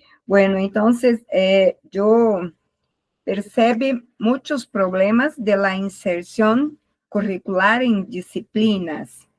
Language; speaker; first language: Spanish; non-native, learner; Portuguese